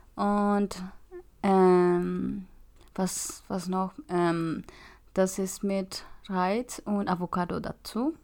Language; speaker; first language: German; non-native, learner; Spanish